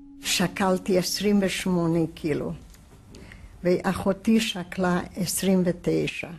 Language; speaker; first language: Hebrew; non-native, fluent; Hungarian